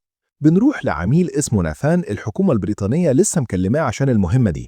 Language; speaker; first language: Arabic; native; Arabic